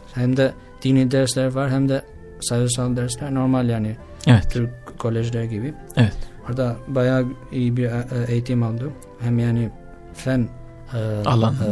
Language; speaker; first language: Turkish; non-native, learner; Albanian